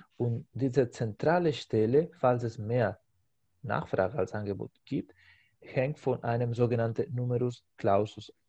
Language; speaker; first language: German; non-native, fluent; Spanish